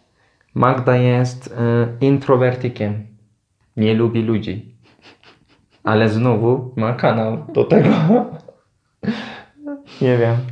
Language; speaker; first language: Polish; non-native, learner; Turkish